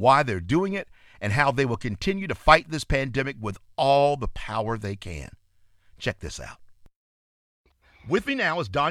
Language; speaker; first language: English; native; English